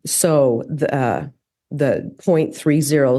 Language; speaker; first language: English; native; English